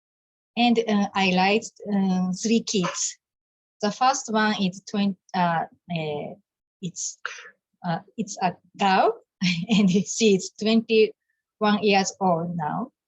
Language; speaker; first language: English; non-native, learner; Japanese